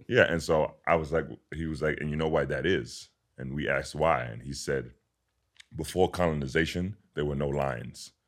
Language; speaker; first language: English; native; English